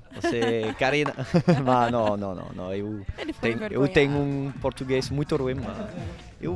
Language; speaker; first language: Portuguese; non-native, learner; Italian